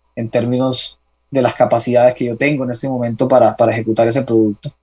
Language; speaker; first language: Spanish; native; Spanish